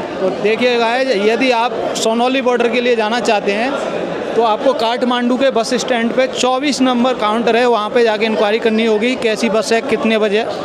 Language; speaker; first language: Hindi; native; Hindi